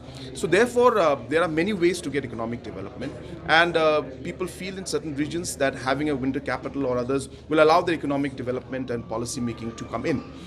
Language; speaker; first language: English; non-native, local second language; Garo